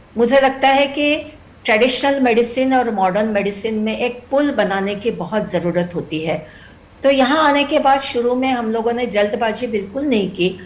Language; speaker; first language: Hindi; non-native, local second language; Telugu